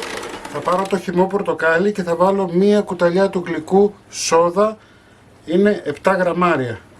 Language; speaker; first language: Greek; native; Greek